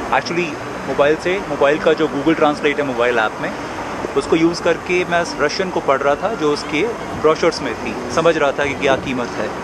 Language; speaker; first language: Hindi; native; Hindi